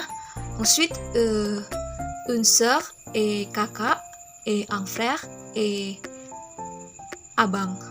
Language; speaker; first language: French; non-native, learner; Indonesian